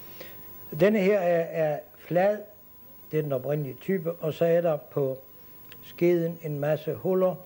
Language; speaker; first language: Danish; native; Danish